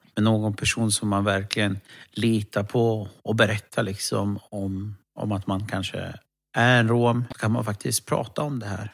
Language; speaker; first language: Swedish; early bilingual, other home language; Romany